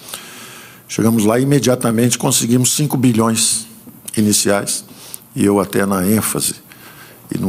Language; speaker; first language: Portuguese; native; Portuguese